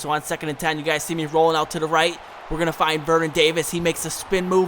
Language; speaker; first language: English; native; English